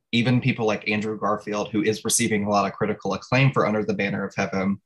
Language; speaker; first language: English; native; English